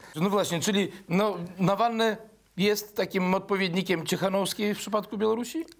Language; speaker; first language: Polish; native; Polish